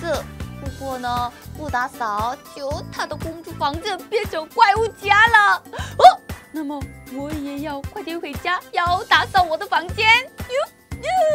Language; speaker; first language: Chinese; non-native, fluent; Korean